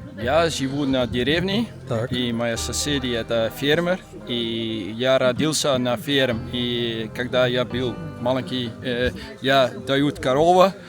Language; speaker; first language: Russian; non-native, learner; Dutch